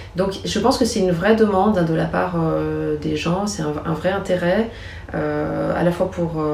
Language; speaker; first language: French; native; French